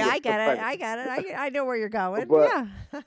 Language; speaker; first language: English; native; English